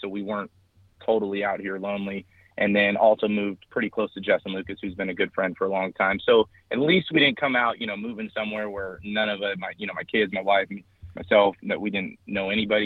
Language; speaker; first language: English; native; English